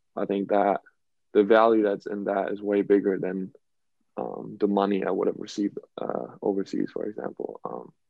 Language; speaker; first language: English; non-native, fluent; German